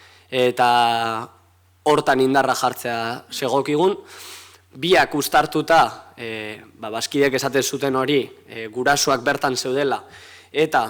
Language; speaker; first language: Basque; native; Basque